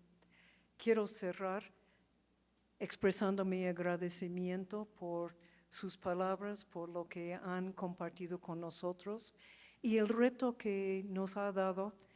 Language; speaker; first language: Spanish; non-native, fluent; English